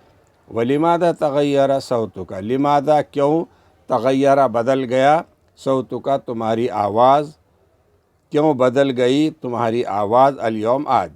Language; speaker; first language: Urdu; native; Urdu